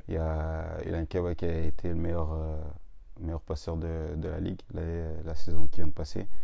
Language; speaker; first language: French; native; French